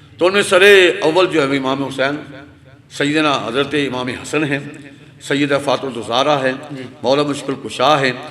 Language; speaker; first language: Urdu; non-native, local second language; Punjabi